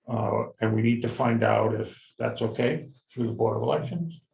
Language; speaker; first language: English; native; English